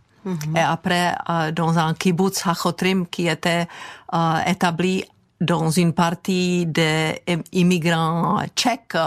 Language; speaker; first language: French; non-native, fluent; Czech